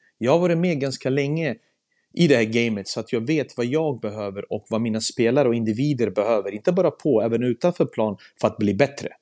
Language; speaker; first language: Swedish; early bilingual, other home language; Serbian